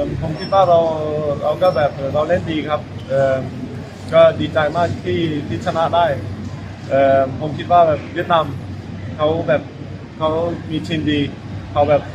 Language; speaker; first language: Thai; early bilingual, heritage; Thai